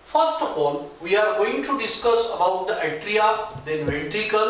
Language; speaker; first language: English; non-native, local second language; Marathi